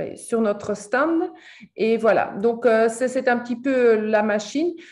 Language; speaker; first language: French; native; French